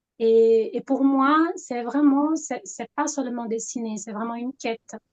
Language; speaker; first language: French; non-native, fluent; Portuguese